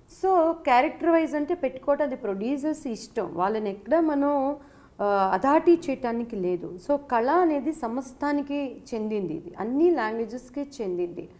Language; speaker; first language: Telugu; native; Telugu